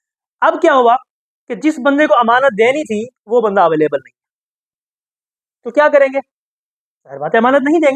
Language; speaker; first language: Urdu; native; Urdu